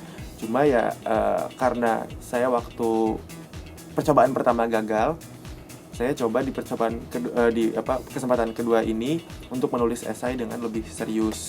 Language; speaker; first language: Indonesian; native; Indonesian